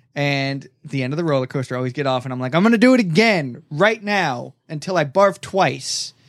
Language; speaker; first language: English; native; English